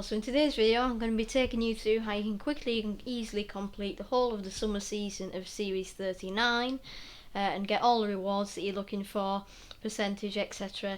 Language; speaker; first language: English; native; English